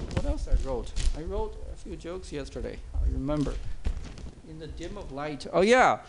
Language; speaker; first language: English; non-native, fluent; Chinese